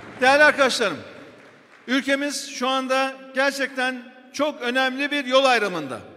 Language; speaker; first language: Turkish; native; Turkish